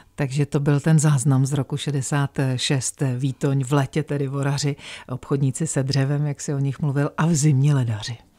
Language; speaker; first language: Czech; native; Czech